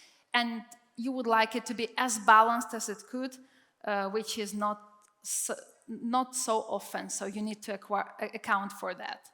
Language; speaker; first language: English; non-native, fluent; Czech